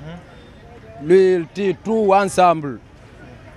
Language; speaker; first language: French; non-native, local second language; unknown